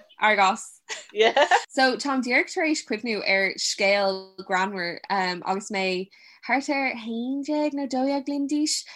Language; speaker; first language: Irish; non-native, local second language; English